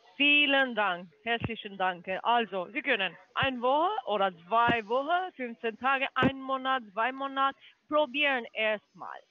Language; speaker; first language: German; non-native, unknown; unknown